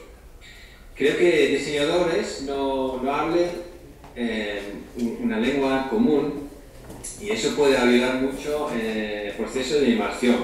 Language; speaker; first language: Spanish; non-native, fluent; Dutch